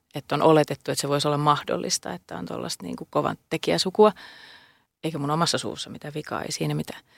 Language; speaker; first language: Finnish; native; Finnish